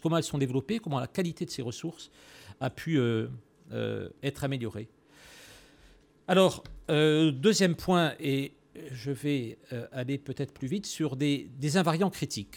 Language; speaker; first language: French; native; French